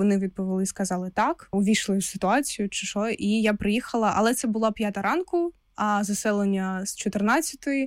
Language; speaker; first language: Ukrainian; non-native, local second language; Russian